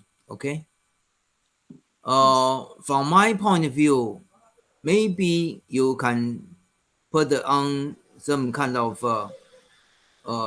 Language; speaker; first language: English; non-native, fluent; Chinese